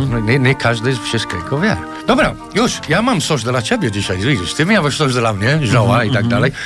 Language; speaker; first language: Polish; non-native, fluent; English